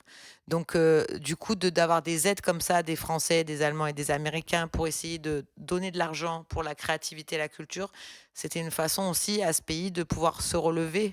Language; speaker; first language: French; native; French